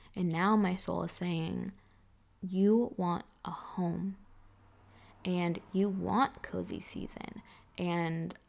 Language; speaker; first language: English; native; English